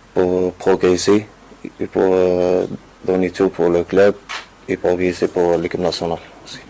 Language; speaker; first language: French; non-native, local second language; Arabic